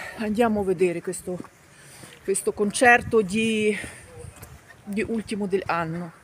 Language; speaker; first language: Italian; non-native, learner; Ukrainian